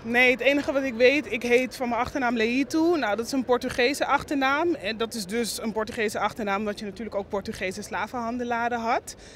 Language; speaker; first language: Dutch; non-native, local second language; Papiamento